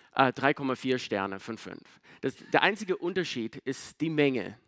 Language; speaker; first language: German; non-native, fluent; English